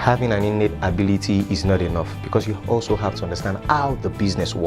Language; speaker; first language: English; non-native, local second language; Yoruba